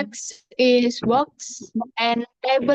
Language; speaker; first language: English; non-native, learner; Indonesian